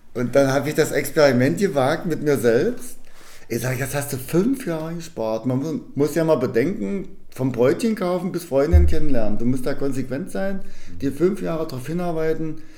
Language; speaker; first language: German; native; German